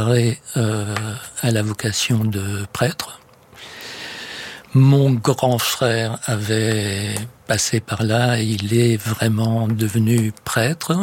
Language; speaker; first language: French; native; French